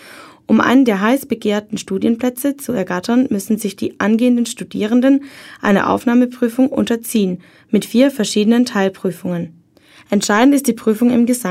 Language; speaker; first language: German; native; German